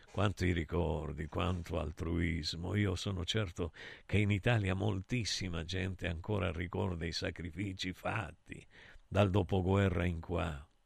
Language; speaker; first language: Italian; native; Italian